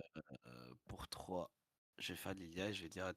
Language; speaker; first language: French; native; French